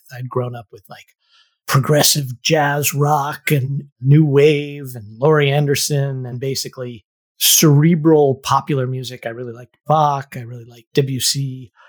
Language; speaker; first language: English; native; English